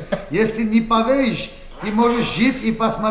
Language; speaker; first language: Russian; non-native, local second language; Armenian